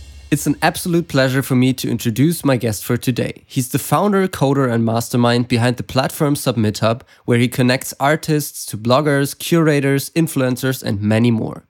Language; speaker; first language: English; non-native, fluent; German